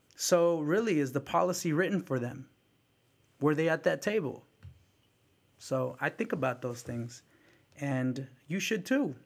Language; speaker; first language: English; early bilingual, other home language; Spanish